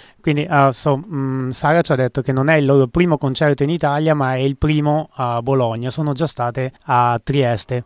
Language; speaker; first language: Italian; native; Italian